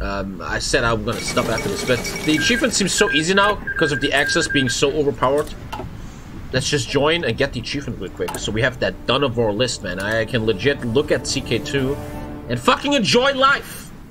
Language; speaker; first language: English; non-native, fluent; German